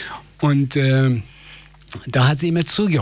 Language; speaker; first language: German; non-native, fluent; Persian